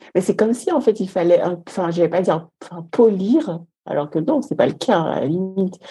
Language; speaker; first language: French; native; French